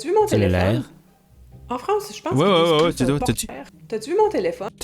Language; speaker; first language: French; native; French